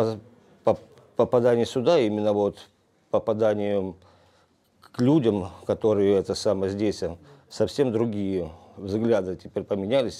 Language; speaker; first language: Russian; native; Russian